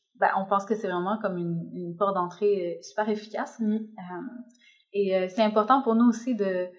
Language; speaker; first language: French; native; French